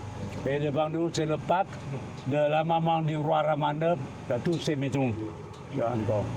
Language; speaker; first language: French; non-native, learner; Thai